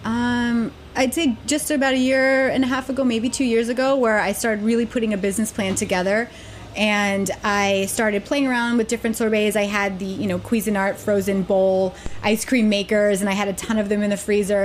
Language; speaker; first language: English; native; English